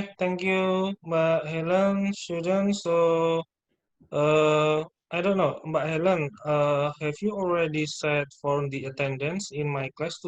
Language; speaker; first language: English; non-native, fluent; Indonesian